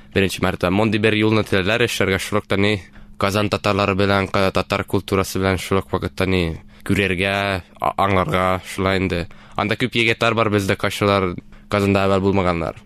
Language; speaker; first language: Tatar; early bilingual, heritage; Tatar